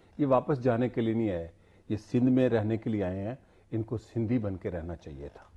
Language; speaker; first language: Urdu; non-native, local second language; Punjabi